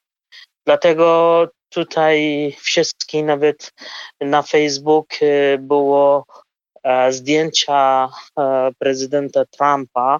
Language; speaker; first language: Polish; non-native, fluent; Kurdish